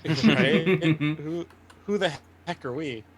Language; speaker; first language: English; native; English